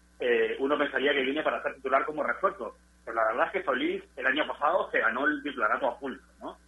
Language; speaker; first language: Spanish; native; Spanish